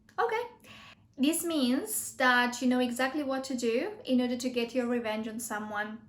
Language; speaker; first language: English; non-native, fluent; Romanian